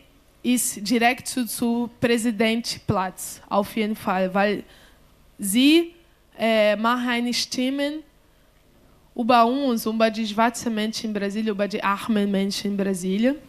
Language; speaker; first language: German; non-native, learner; Portuguese